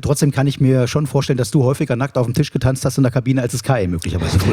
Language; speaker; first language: German; native; German